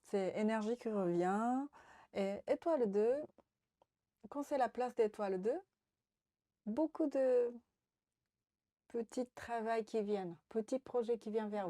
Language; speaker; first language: French; non-native, fluent; Japanese